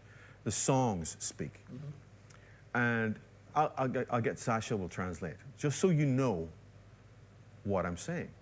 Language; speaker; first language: English; native; English